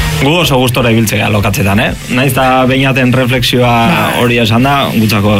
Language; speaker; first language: Basque; native; Basque